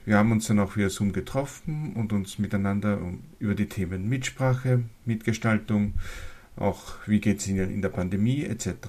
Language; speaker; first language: German; native; German